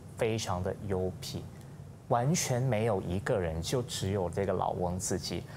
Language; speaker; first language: Chinese; native; Chinese